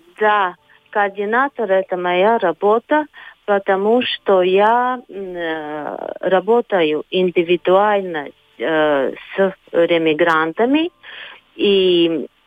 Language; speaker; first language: Russian; non-native, local second language; Latvian